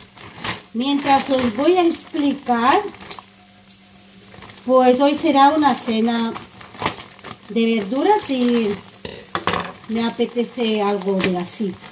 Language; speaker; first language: Spanish; non-native, fluent; Armenian